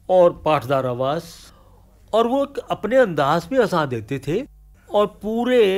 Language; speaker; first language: Hindi; native; Hindi